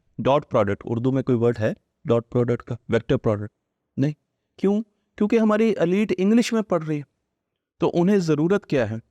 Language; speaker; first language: Urdu; non-native, local second language; Punjabi